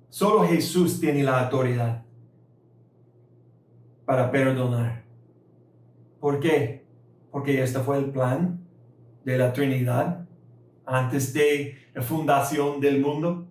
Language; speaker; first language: Spanish; non-native, fluent; English